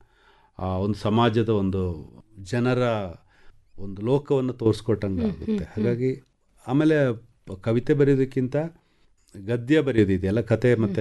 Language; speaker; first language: Kannada; non-native, local second language; Malayalam